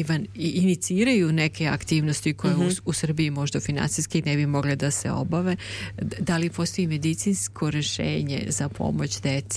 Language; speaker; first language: Serbian; native; Serbian